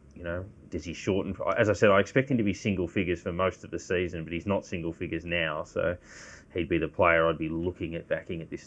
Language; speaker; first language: English; native; English